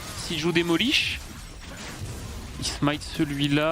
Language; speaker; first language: French; native; French